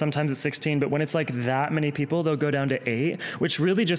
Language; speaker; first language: English; native; English